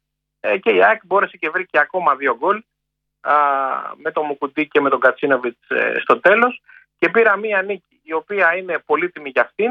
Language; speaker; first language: Greek; native; Greek